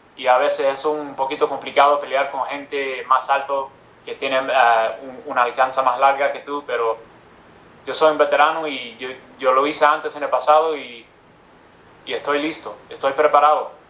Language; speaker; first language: Spanish; early bilingual, other home language; English